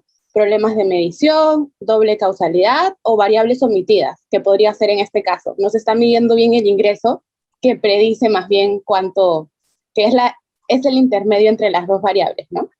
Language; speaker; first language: Spanish; native; Spanish